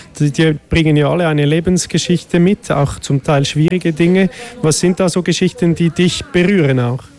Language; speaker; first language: German; native; German